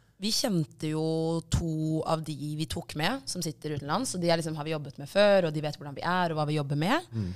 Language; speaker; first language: Norwegian; early bilingual, other home language; Tigrinya